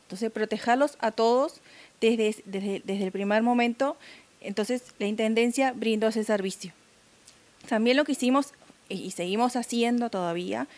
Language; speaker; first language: Spanish; native; Spanish